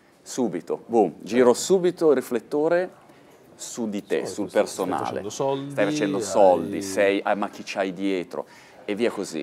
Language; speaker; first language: Italian; native; Italian